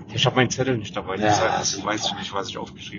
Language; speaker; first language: German; native; German